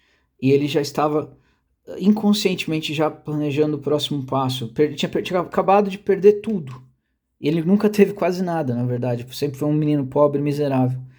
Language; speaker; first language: Portuguese; native; Portuguese